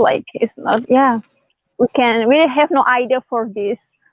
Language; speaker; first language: English; non-native, learner; Indonesian